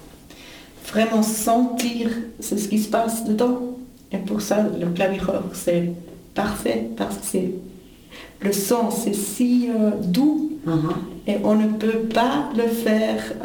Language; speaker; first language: French; non-native, fluent; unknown